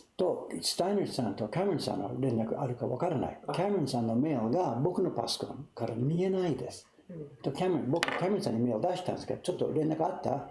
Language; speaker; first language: Japanese; non-native, fluent; English